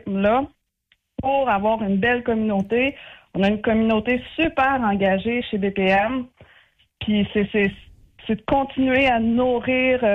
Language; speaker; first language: French; native; French